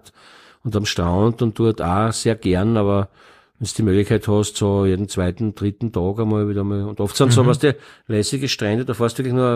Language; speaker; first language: German; native; German